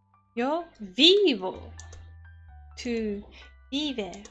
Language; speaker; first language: Spanish; non-native, learner; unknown